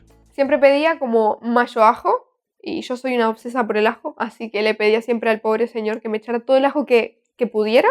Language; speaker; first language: Spanish; native; Spanish